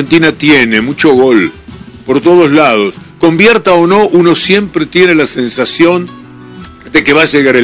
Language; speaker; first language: Spanish; native; Spanish